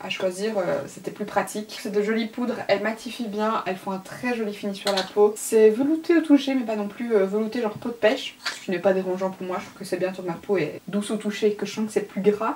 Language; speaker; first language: French; native; French